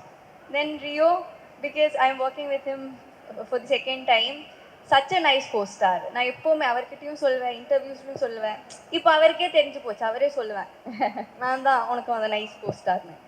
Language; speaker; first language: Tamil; non-native, fluent; Malayalam